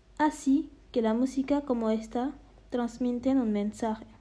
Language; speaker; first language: Spanish; non-native, learner; French